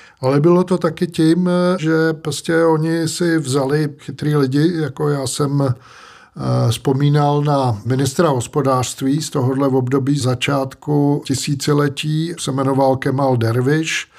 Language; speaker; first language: Czech; native; Czech